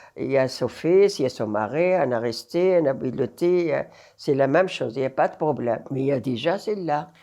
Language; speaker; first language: French; non-native, learner; Arabic